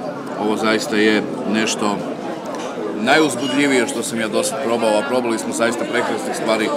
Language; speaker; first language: Croatian; native; Croatian